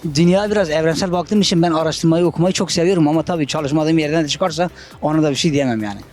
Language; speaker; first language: Turkish; native; Turkish